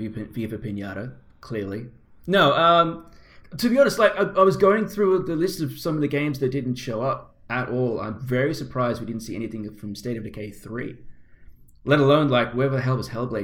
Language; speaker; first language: English; native; English